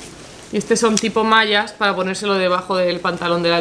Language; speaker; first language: Spanish; native; Spanish